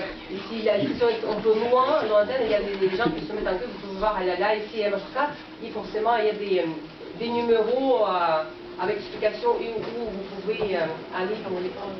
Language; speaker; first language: French; non-native, fluent; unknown